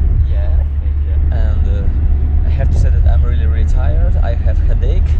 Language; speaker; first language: English; non-native, learner; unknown